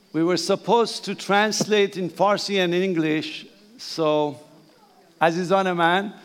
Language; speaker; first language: English; non-native, fluent; Persian